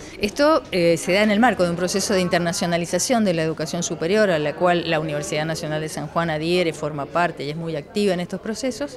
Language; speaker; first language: Spanish; native; Spanish